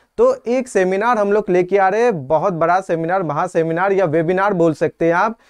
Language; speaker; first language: Hindi; native; Hindi